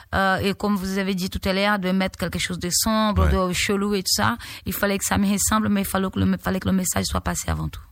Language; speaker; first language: French; non-native, fluent; Portuguese